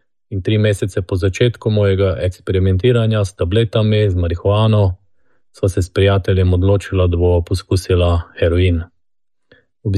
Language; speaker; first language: Slovenian; native; Slovenian